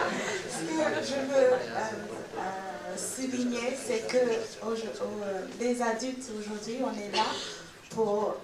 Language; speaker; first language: French; non-native, fluent; English